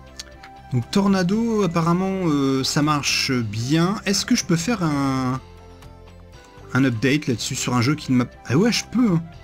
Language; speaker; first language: French; native; French